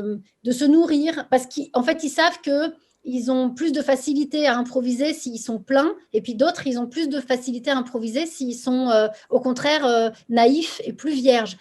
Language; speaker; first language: French; native; French